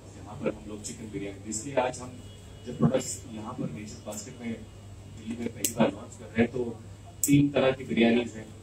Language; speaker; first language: Hindi; non-native, local second language; Marathi